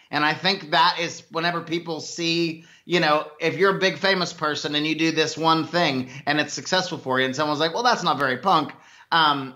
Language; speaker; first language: English; native; English